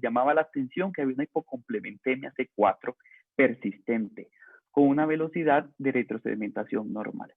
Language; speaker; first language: Spanish; native; Spanish